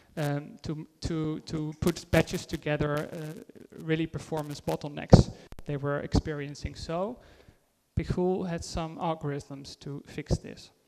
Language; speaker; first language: English; non-native, fluent; Dutch